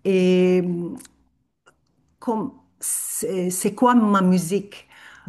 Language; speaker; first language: French; non-native, fluent; Turkish